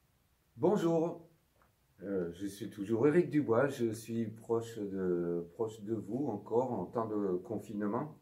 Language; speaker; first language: French; native; French